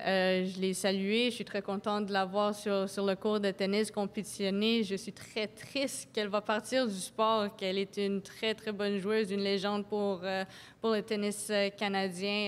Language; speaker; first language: French; non-native, local second language; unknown